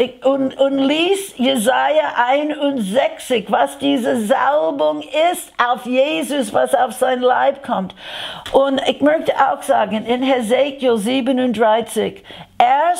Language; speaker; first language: German; non-native, fluent; English